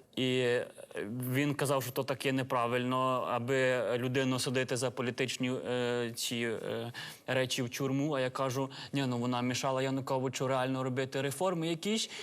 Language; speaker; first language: Ukrainian; early bilingual, heritage; Ukrainian